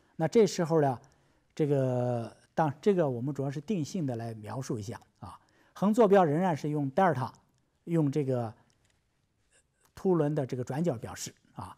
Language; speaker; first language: Chinese; native; Chinese